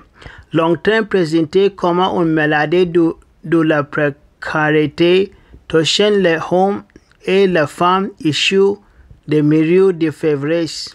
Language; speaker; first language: French; non-native, learner; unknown